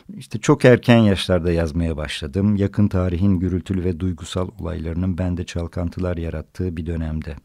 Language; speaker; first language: Turkish; native; Turkish